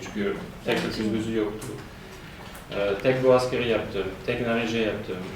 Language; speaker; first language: Turkish; non-native, fluent; French